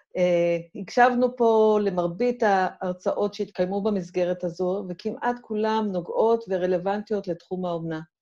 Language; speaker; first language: Hebrew; native; Hebrew